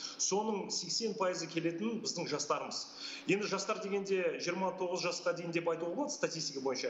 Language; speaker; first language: Kazakh; native; Kazakh